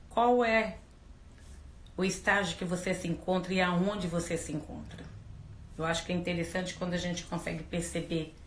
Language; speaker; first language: Portuguese; native; Portuguese